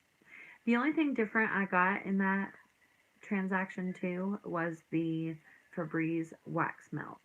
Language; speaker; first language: English; native; English